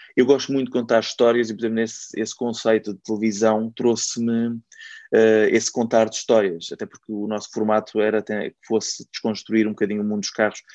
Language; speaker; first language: Portuguese; native; Portuguese